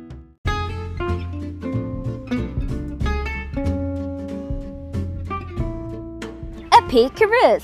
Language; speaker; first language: English; non-native, local second language; Cebuano